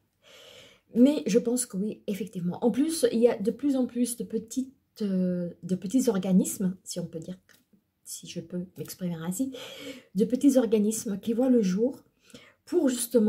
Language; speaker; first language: French; native; French